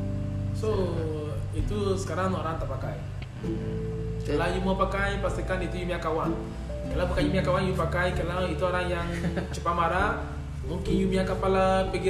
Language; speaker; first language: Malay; non-native, learner; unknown